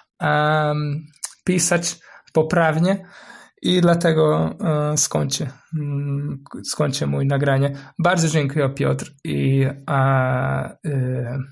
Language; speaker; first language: Polish; non-native, learner; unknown